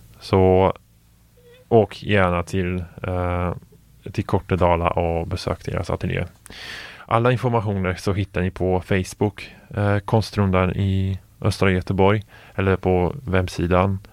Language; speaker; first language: Swedish; non-native, fluent; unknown